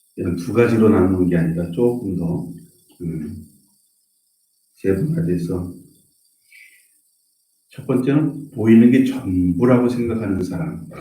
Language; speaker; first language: Korean; native; Korean